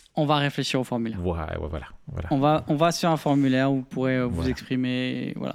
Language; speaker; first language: French; native; French